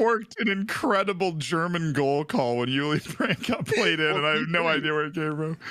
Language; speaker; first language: English; native; English